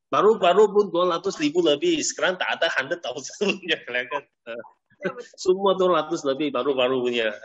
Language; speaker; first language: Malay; non-native, local second language; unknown